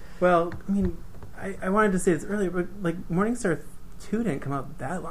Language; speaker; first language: English; native; English